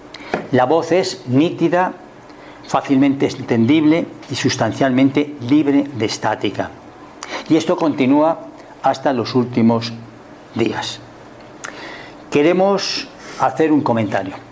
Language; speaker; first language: Spanish; native; Spanish